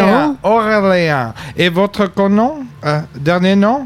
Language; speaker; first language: French; non-native, learner; English